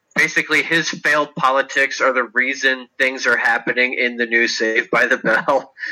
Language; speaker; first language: English; native; English